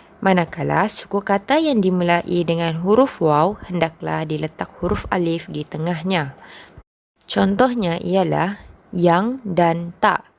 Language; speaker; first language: Malay; native; Malay